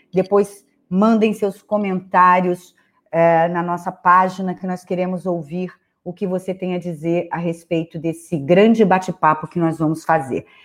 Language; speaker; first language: Portuguese; native; Portuguese